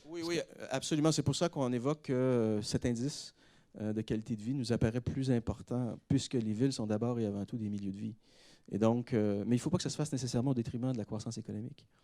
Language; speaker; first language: French; native; French